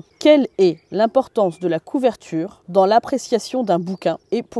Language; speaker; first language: French; native; French